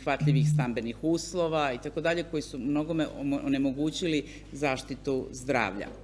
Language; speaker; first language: Serbian; native; Serbian